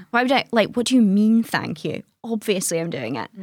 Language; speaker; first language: English; native; English